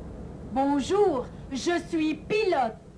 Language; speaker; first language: French; non-native, learner; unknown